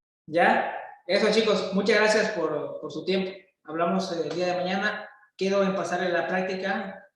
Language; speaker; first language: Spanish; native; Spanish